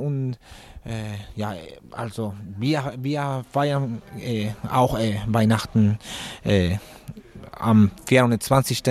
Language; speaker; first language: German; non-native, learner; Spanish